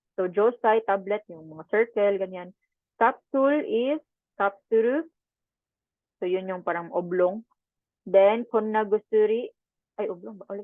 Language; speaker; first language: Filipino; non-native, local second language; Cebuano